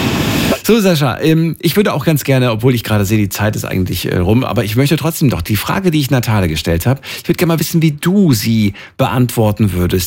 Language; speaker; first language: German; native; German